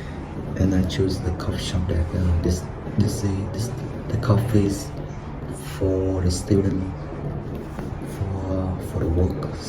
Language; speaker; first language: English; non-native, learner; Vietnamese